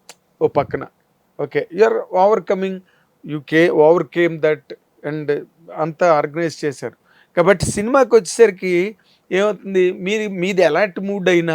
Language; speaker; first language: Telugu; native; Telugu